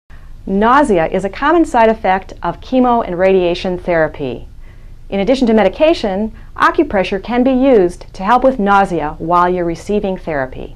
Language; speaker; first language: English; native; English